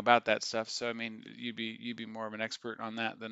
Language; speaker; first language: English; native; English